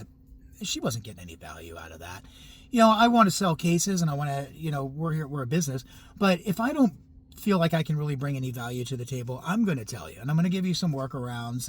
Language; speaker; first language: English; native; English